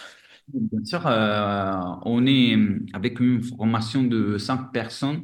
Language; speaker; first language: French; non-native, fluent; Italian